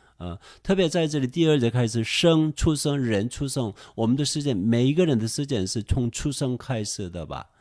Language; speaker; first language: Chinese; non-native, fluent; Korean